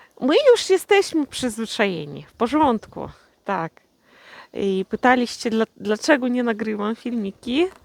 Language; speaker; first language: Polish; early bilingual, heritage; Polish